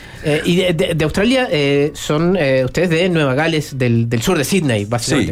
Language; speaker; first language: Spanish; native; Spanish